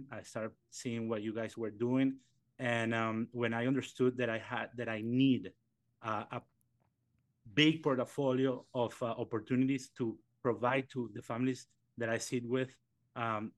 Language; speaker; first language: English; non-native, fluent; Spanish